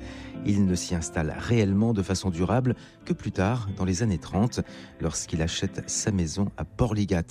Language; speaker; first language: French; native; French